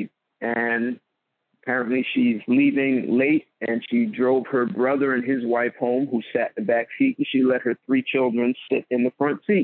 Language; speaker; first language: English; native; English